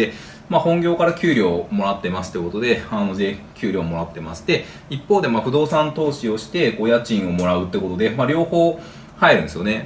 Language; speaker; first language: Japanese; native; Japanese